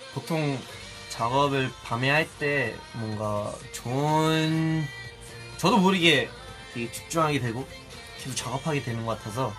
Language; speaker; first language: Korean; early bilingual, heritage; Korean